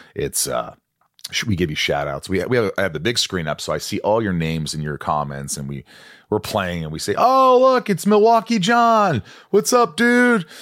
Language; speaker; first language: English; native; English